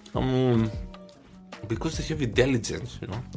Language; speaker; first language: English; non-native, fluent; Greek